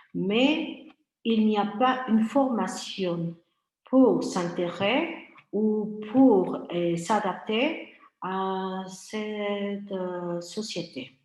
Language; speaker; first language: French; non-native, fluent; Spanish